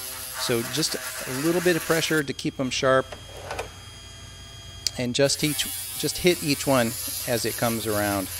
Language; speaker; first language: English; native; English